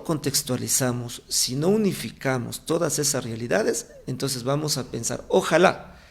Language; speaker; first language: Spanish; native; Spanish